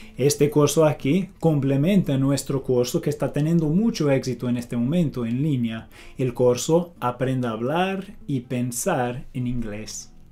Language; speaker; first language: Spanish; non-native, fluent; English